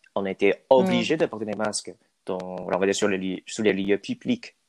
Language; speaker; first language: French; non-native, fluent; Chinese